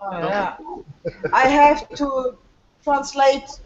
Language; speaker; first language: English; non-native, learner; French